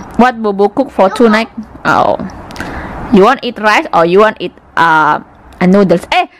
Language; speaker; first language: English; non-native, learner; Indonesian